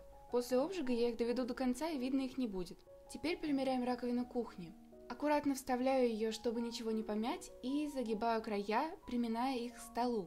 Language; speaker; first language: Russian; native; Russian